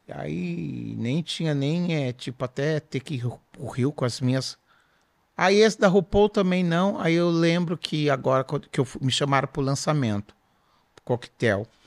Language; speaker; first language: Portuguese; native; Portuguese